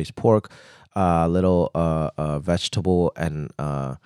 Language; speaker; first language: English; non-native, local second language; Cantonese